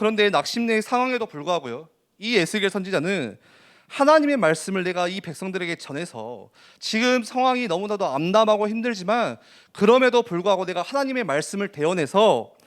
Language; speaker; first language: Korean; native; Korean